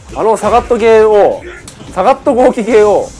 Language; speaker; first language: Japanese; native; Japanese